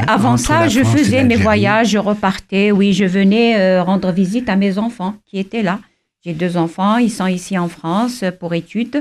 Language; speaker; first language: French; non-native, local second language; Kabyle